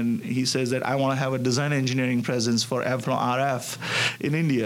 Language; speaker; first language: English; non-native, local second language; Gujarati